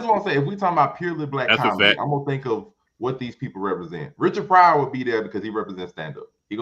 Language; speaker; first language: English; native; English